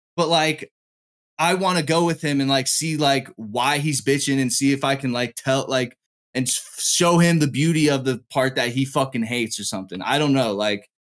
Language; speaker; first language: English; native; English